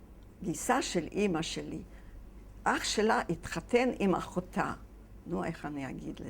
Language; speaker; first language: Hebrew; non-native, fluent; Yiddish